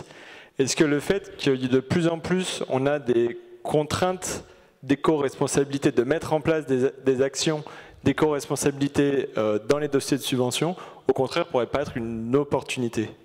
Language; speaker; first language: French; native; French